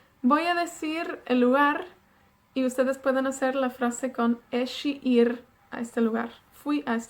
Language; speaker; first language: Spanish; non-native, fluent; Welsh